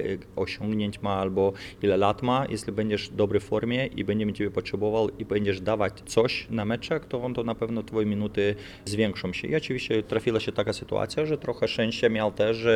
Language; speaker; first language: Polish; non-native, fluent; Lithuanian